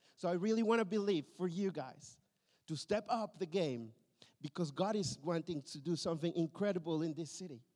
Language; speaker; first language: English; non-native, fluent; Spanish